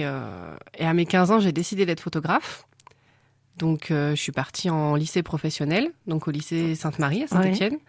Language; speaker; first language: French; native; French